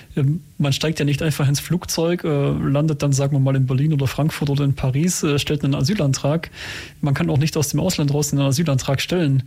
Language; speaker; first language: German; native; German